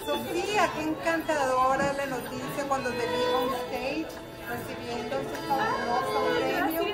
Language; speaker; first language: Spanish; native; Spanish